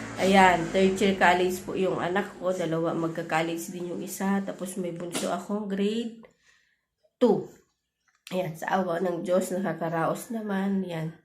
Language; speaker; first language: Filipino; native; Filipino